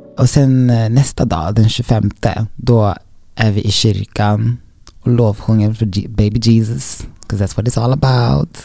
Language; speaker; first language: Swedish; early bilingual, other home language; Rundi